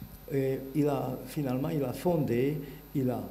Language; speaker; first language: French; non-native, learner; Bulgarian